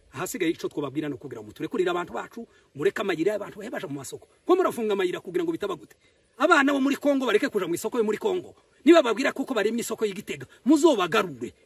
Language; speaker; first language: Kinyarwanda; native; Kinyarwanda